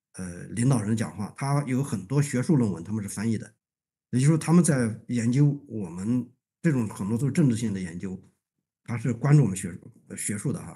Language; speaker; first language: Chinese; native; Chinese